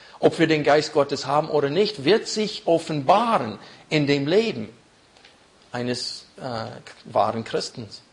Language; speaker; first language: German; non-native, fluent; English